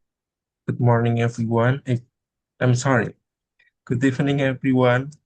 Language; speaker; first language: English; non-native, learner; Indonesian